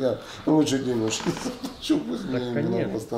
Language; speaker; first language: Russian; native; Russian